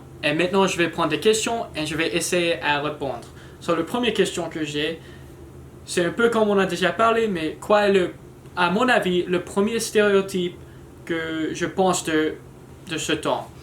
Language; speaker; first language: French; non-native, learner; English